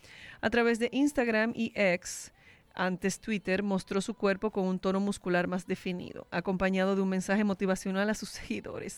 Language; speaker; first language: Spanish; native; Spanish